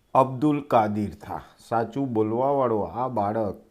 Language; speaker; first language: Hindi; non-native, local second language; Gujarati